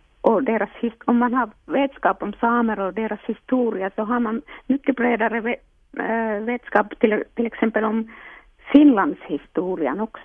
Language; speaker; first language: Swedish; non-native, local second language; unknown